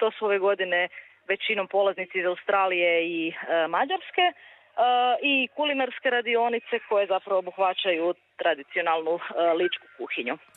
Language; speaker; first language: Croatian; native; Croatian